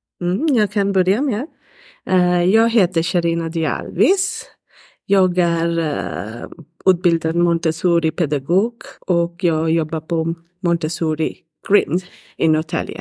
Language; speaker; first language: Swedish; non-native, learner; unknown